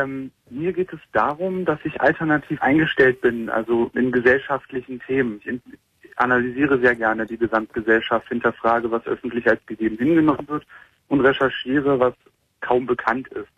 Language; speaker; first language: German; native; German